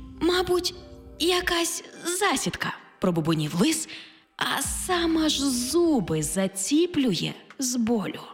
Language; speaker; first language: Ukrainian; native; Ukrainian